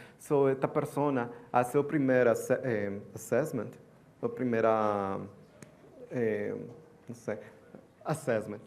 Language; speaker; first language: Portuguese; non-native, learner; Spanish